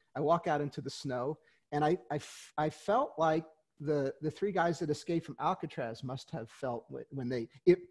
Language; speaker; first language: English; native; English